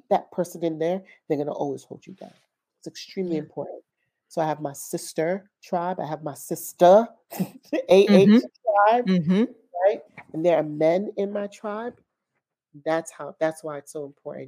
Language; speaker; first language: English; native; English